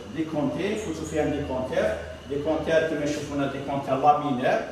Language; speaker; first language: French; non-native, local second language; Arabic